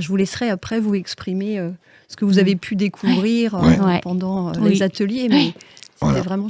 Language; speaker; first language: French; native; French